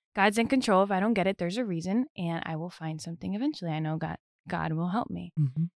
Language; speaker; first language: English; native; English